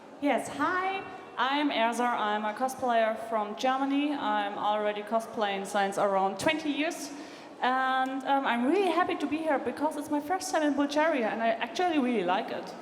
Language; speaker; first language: English; non-native, fluent; German